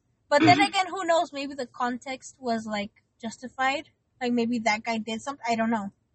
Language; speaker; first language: English; early bilingual, other home language; Spanish